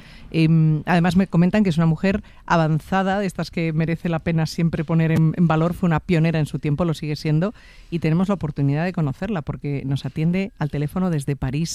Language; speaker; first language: Spanish; native; Spanish